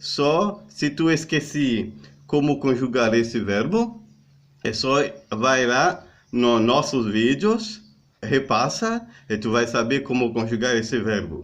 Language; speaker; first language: Portuguese; non-native, learner; Haitian Creole